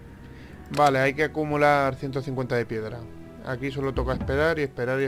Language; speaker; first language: Spanish; native; Spanish